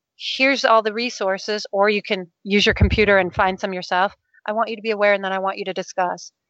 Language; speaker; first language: English; non-native, fluent; Danish